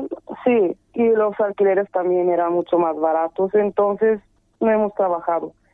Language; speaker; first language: Spanish; non-native, fluent; Bulgarian